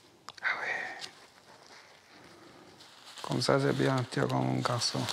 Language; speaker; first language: French; non-native, learner; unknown